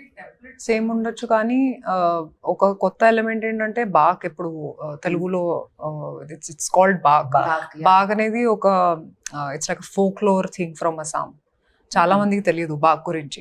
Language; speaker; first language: Telugu; non-native, local second language; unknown